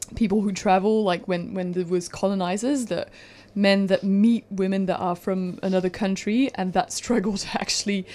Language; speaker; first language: English; non-native, fluent; French